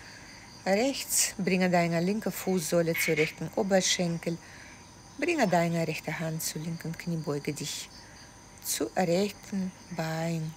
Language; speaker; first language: German; non-native, fluent; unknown